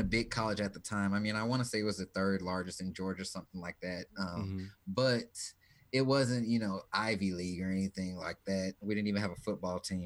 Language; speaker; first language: English; native; English